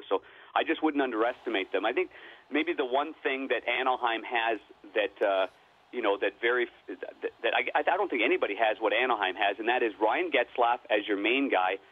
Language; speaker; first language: English; native; English